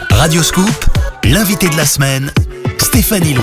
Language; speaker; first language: French; native; French